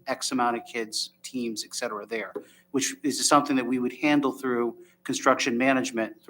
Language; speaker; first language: English; native; English